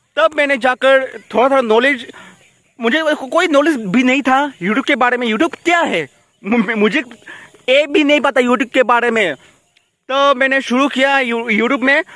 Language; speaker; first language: Hindi; non-native, local second language; Bangla